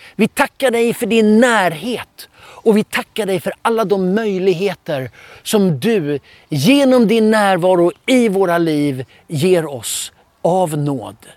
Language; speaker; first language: Swedish; native; Swedish